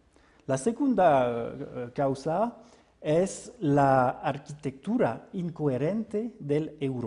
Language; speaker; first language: Spanish; non-native, fluent; French